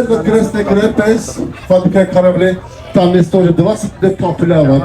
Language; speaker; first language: Russian; non-native, learner; Turkish